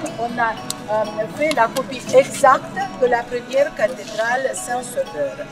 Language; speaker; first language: French; non-native, fluent; Russian